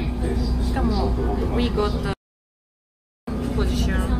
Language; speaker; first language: English; non-native, learner; Japanese